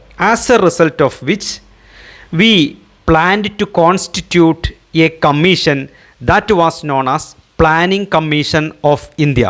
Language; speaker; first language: English; non-native, local second language; Malayalam